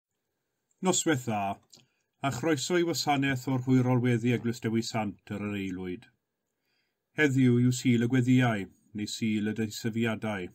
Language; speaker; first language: Welsh; native; Welsh